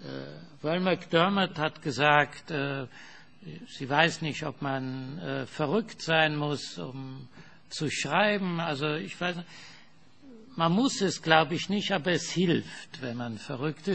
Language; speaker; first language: German; non-native, fluent; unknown